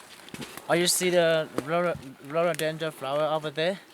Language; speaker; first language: English; non-native, learner; Hmong